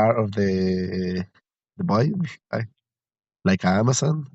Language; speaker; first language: English; non-native, learner; Spanish